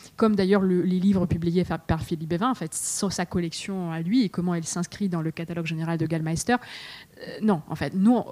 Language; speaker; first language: French; non-native, fluent; Russian